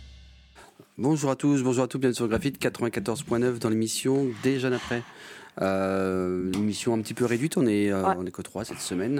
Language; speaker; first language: French; native; French